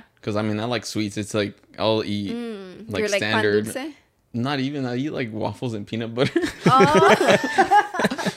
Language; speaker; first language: English; native; English